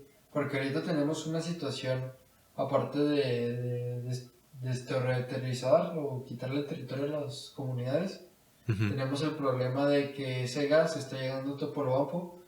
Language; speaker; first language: Spanish; native; Spanish